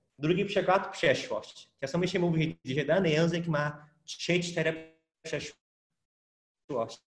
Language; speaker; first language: Polish; non-native, fluent; Portuguese